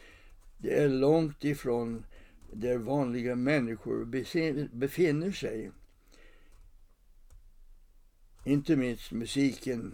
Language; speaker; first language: Swedish; non-native, fluent; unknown